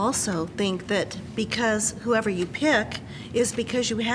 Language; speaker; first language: English; native; English